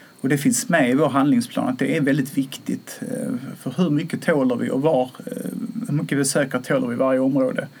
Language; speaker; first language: Swedish; native; Swedish